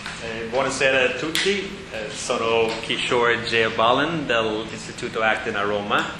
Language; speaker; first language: Italian; non-native, learner; English